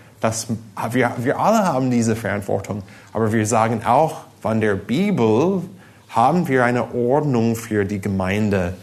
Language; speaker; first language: German; non-native, fluent; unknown